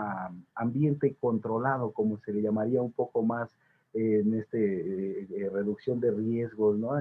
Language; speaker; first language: Spanish; native; Spanish